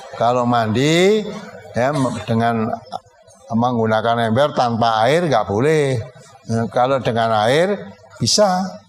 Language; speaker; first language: Indonesian; non-native, local second language; Javanese